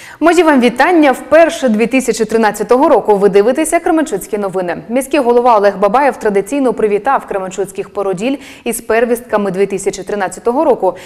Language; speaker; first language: Ukrainian; native; Ukrainian